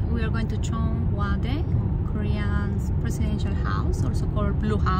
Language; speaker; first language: English; non-native, fluent; Spanish